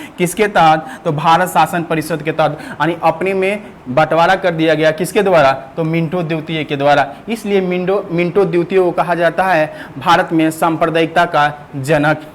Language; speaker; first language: Hindi; native; Hindi